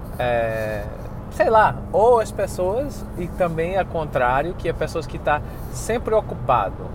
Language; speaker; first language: Portuguese; non-native, fluent; English